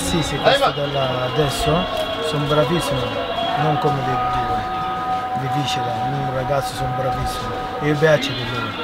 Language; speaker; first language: Italian; non-native, learner; Arabic